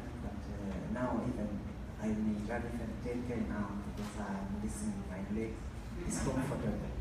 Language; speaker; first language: English; non-native, learner; Kalenjin